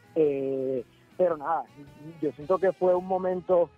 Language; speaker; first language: Spanish; native; Spanish